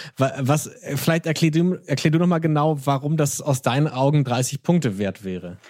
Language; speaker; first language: German; native; German